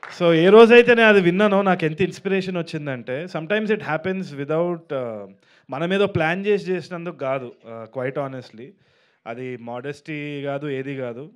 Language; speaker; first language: Telugu; native; Telugu